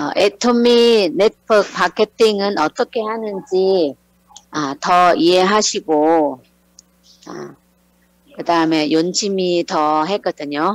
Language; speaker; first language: Korean; non-native, learner; Thai